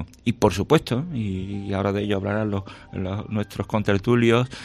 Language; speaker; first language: Spanish; native; Spanish